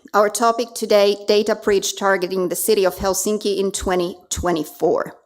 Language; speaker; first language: English; non-native, fluent; Finnish